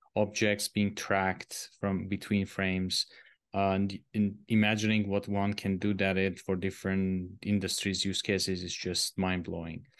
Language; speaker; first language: English; non-native, fluent; Armenian